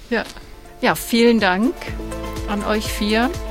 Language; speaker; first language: German; native; German